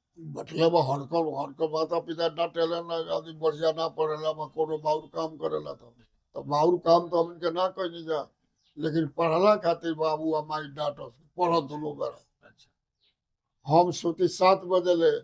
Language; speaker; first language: Bhojpuri; native; Bhojpuri